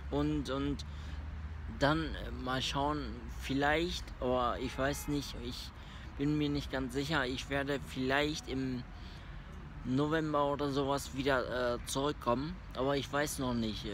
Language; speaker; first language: German; early bilingual, other home language; Turkish